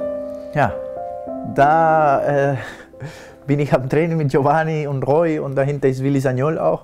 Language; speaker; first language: German; non-native, fluent; Spanish